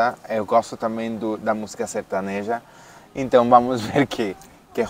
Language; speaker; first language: Portuguese; non-native, fluent; Spanish